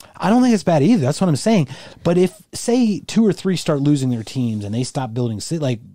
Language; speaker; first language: English; native; English